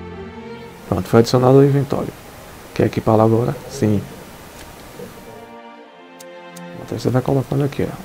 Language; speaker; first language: Portuguese; native; Portuguese